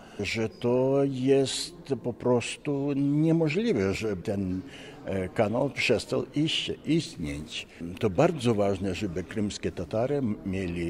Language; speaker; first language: Polish; non-native, learner; Ukrainian